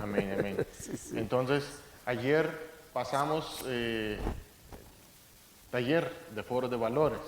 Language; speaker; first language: Spanish; non-native, fluent; Russian